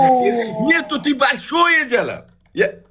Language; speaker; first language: Russian; non-native, learner; Uzbek